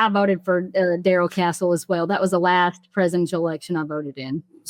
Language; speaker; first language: English; native; English